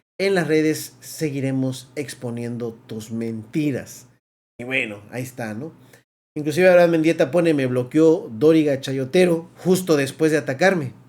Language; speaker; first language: Spanish; native; Spanish